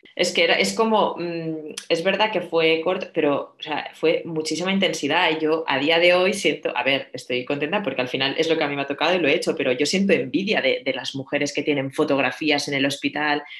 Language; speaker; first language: Spanish; native; Spanish